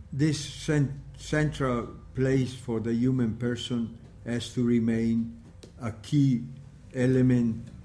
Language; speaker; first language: English; non-native, fluent; Italian